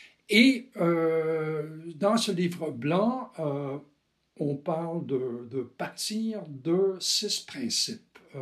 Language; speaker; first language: French; non-native, fluent; English